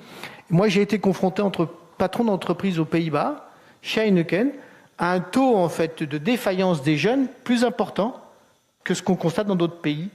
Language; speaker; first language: French; native; French